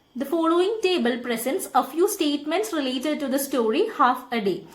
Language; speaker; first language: English; non-native, local second language; Malayalam